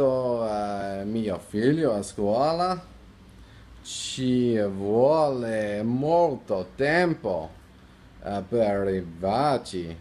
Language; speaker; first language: Italian; non-native, learner; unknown